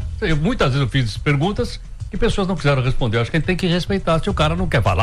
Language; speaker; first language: Portuguese; native; Portuguese